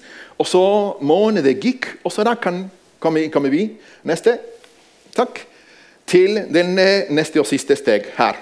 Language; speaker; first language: Norwegian; non-native, fluent; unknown